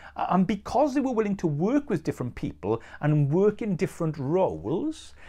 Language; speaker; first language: English; native; English